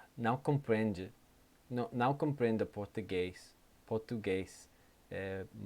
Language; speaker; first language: Portuguese; non-native, learner; English